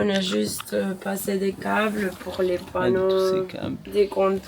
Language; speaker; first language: French; non-native, fluent; Spanish